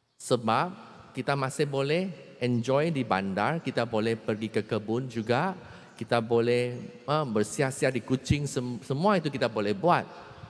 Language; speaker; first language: Malay; non-native, local second language; Chinese